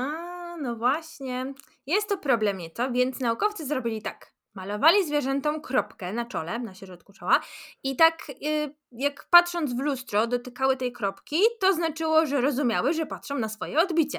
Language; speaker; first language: Polish; native; Polish